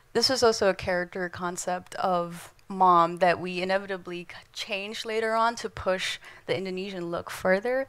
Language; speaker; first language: English; non-native, fluent; Indonesian